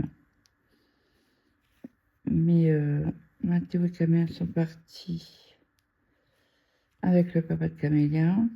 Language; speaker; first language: French; native; French